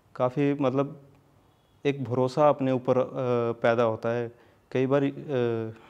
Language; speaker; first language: Hindi; native; Hindi